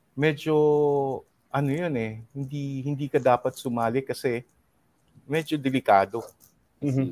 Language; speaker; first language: Filipino; native; Filipino